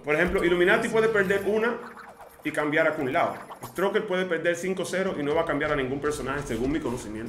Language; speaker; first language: Spanish; native; Spanish